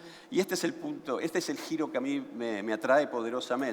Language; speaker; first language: Spanish; native; Spanish